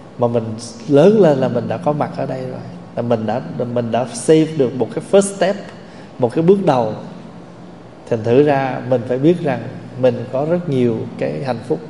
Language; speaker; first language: Vietnamese; native; Vietnamese